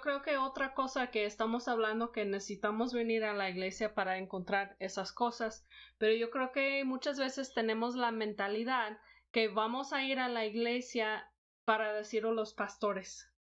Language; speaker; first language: Spanish; non-native, fluent; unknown